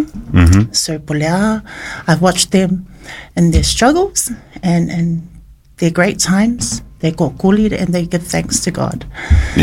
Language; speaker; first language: English; native; English